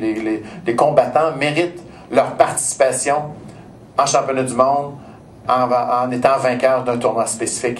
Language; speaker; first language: French; native; French